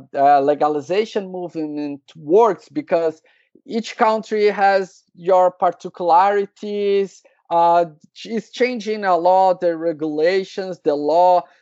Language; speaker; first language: English; non-native, learner; Portuguese